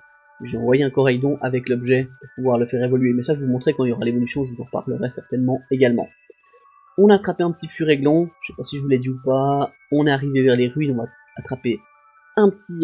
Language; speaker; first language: French; native; French